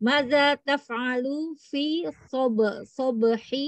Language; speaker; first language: Arabic; non-native, learner; Indonesian